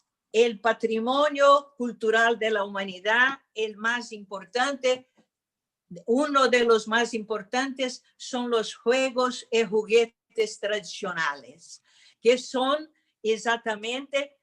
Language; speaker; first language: Spanish; non-native, fluent; Portuguese